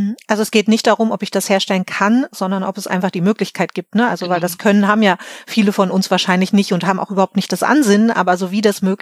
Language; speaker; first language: German; native; German